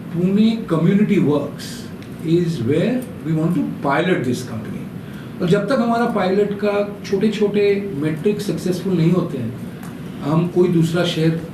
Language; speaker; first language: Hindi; non-native, local second language; Bangla